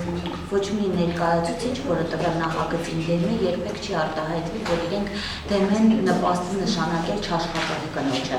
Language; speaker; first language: Armenian; native; Armenian